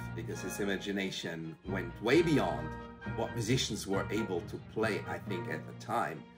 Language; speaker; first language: English; non-native, fluent; German